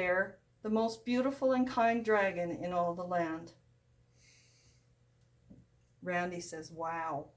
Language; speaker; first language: English; native; English